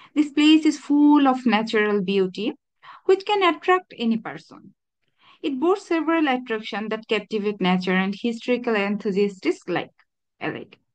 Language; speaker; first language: English; non-native, local second language; Bangla